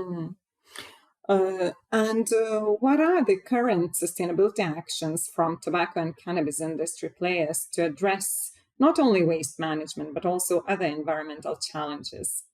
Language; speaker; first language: English; non-native, fluent; Lithuanian